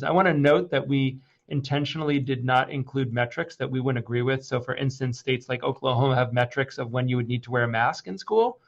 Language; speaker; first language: English; native; English